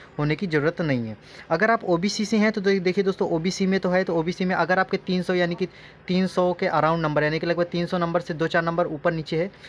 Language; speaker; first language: Hindi; native; Hindi